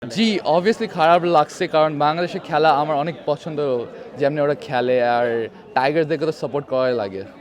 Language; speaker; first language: Bangla; early bilingual, other home language; Urdu